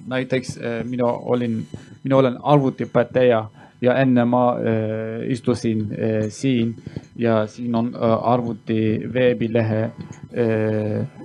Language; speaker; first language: Estonian; non-native, learner; Kurdish